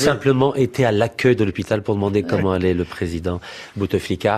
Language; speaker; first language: French; native; French